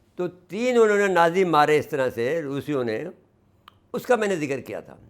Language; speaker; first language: Urdu; native; Urdu